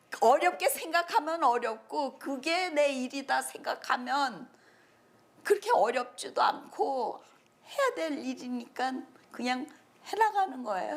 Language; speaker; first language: Korean; early bilingual, heritage; Korean